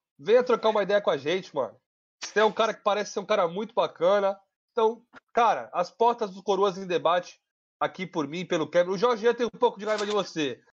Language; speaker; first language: Portuguese; native; Portuguese